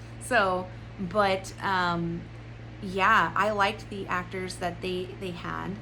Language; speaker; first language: English; native; English